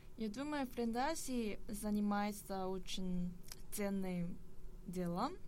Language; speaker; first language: Russian; non-native, learner; Korean